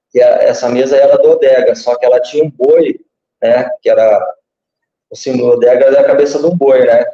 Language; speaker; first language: Portuguese; native; Portuguese